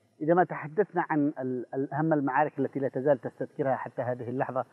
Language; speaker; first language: Arabic; native; Arabic